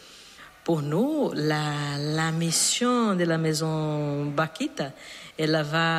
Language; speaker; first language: French; non-native, learner; Portuguese